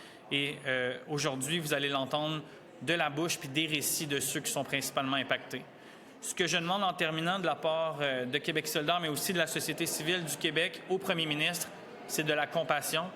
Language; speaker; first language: French; native; French